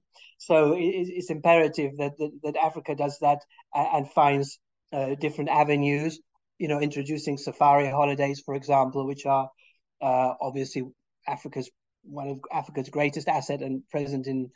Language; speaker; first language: English; native; English